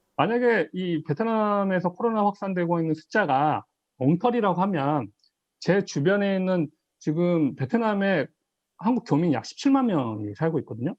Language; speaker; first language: Korean; native; Korean